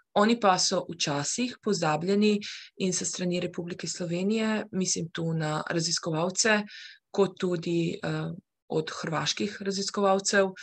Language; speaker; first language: Slovenian; early bilingual, heritage; Slovenian